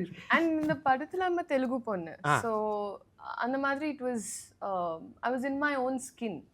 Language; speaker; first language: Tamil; non-native, learner; Telugu